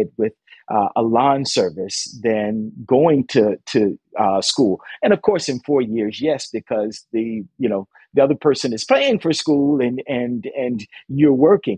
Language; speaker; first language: English; native; English